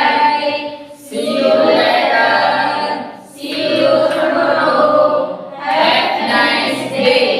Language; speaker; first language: English; non-native, learner; Indonesian